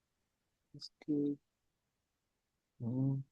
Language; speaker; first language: French; non-native, learner; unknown